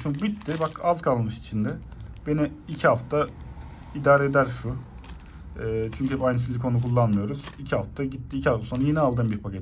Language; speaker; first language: Turkish; native; Turkish